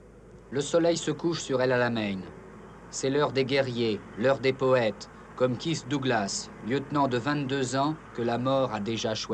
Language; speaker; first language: French; native; French